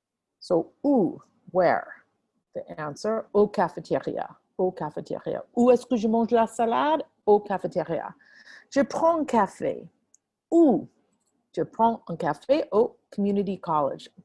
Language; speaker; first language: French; non-native, fluent; English